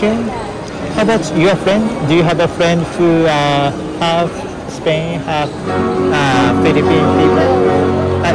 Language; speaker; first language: English; non-native, learner; Japanese